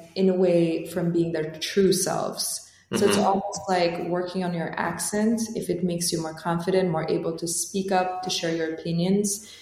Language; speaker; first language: English; non-native, fluent; Albanian